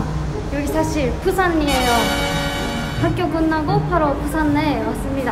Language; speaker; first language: Korean; non-native, fluent; Japanese